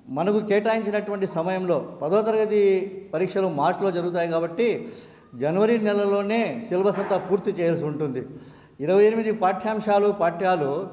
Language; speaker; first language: Telugu; non-native, local second language; Urdu